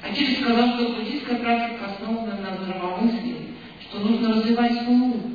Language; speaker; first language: Russian; native; Russian